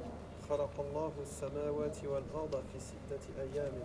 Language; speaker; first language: Arabic; non-native, learner; French